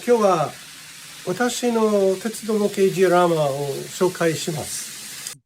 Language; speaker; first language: Japanese; non-native, learner; English